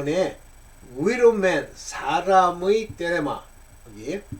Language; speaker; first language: Korean; native; Korean